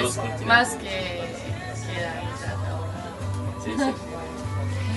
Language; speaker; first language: Spanish; non-native, learner; French